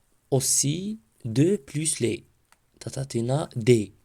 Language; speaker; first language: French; non-native, local second language; Arabic